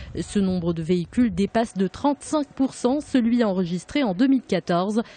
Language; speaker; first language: French; non-native, local second language; Arabic